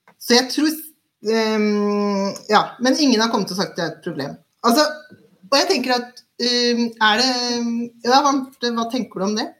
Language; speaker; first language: Norwegian; native; Norwegian